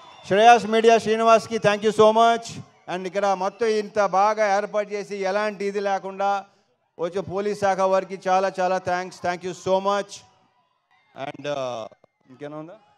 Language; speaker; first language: Telugu; native; Telugu